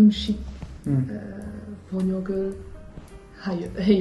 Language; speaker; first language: Korean; non-native, learner; French